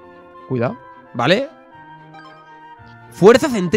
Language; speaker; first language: Spanish; native; Spanish